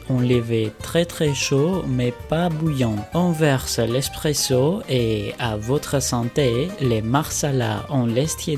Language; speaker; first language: French; non-native, fluent; Greek